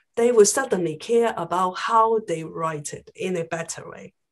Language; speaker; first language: English; non-native, local second language; Cantonese